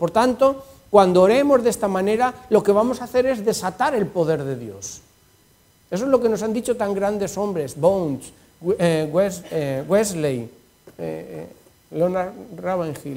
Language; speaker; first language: Spanish; native; Spanish